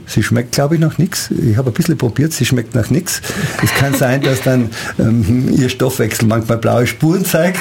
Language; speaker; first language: German; native; German